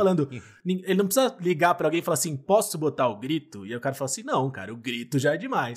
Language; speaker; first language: Portuguese; native; Portuguese